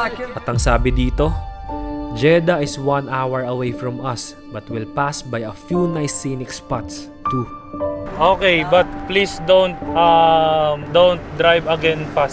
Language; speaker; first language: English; non-native, local second language; Filipino